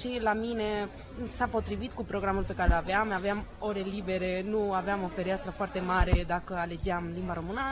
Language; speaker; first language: Romanian; non-native, fluent; Spanish